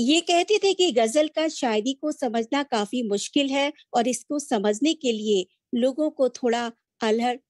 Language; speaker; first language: Hindi; native; Hindi